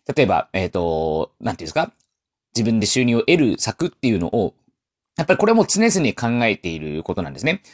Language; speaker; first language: Japanese; non-native, fluent; Chinese